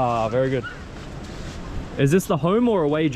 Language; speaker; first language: English; native; English